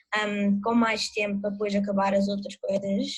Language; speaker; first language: Portuguese; early bilingual, heritage; Portuguese